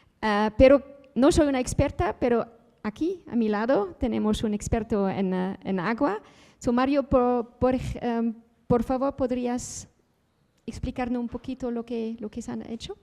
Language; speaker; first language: Spanish; non-native, fluent; Dutch